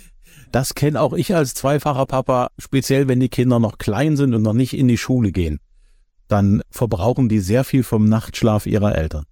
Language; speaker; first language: German; native; German